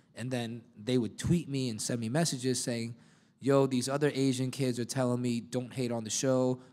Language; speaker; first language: English; native; English